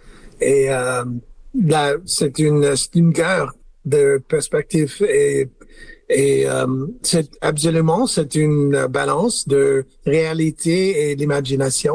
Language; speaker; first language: French; non-native, learner; English